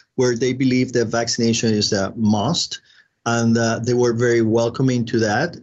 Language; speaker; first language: English; non-native, fluent; Spanish